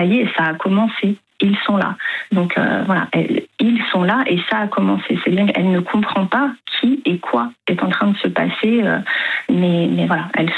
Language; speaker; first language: French; native; French